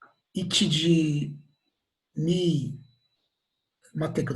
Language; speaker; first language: Japanese; non-native, learner; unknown